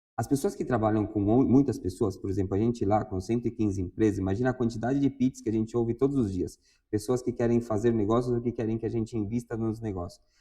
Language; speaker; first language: Portuguese; non-native, fluent; Spanish